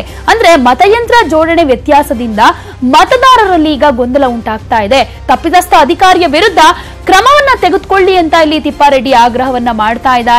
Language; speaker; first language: Kannada; native; Kannada